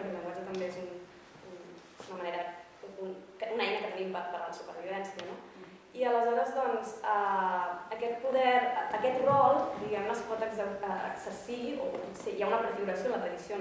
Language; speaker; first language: Catalan; native; Catalan